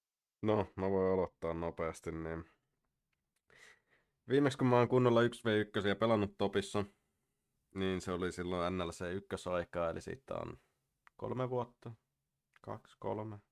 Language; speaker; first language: Finnish; native; Finnish